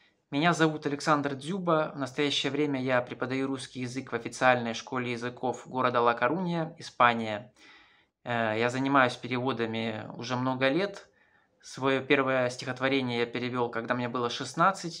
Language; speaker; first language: Russian; native; Russian